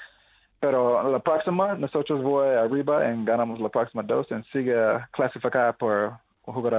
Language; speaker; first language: Spanish; non-native, learner; English